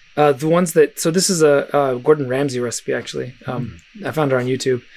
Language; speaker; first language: English; early bilingual, other home language; Russian